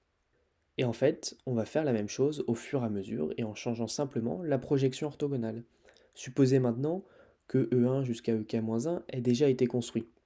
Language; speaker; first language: French; native; French